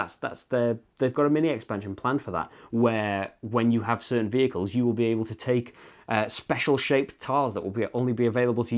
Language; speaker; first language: English; native; English